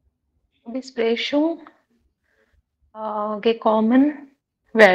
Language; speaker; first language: German; non-native, learner; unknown